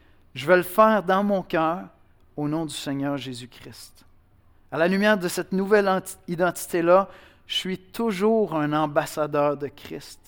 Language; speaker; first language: French; native; French